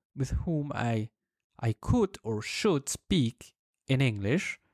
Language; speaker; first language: English; non-native, fluent; Swiss German